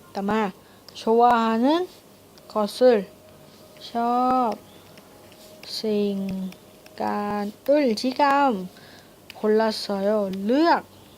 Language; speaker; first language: Thai; native; Thai